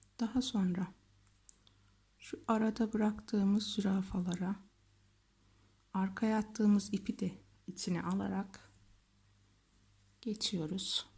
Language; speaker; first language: Turkish; native; Turkish